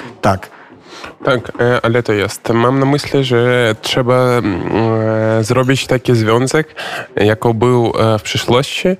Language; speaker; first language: Polish; non-native, learner; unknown